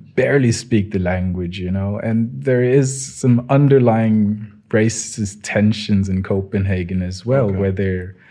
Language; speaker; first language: English; non-native, local second language; Tswana